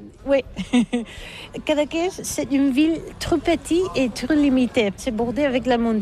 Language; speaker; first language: French; non-native, learner; Catalan